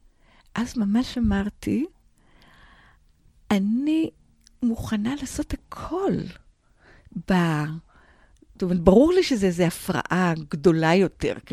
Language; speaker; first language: Hebrew; non-native, fluent; English